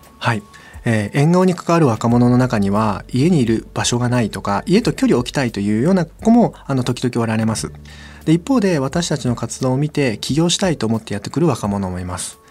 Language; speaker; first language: Japanese; native; Japanese